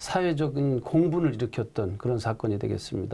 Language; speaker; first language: Korean; native; Korean